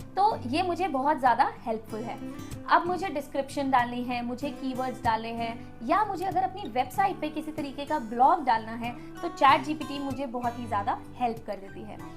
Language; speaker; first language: Hindi; native; Hindi